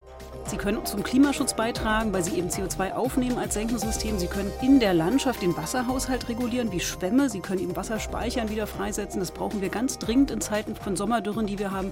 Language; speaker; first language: German; native; German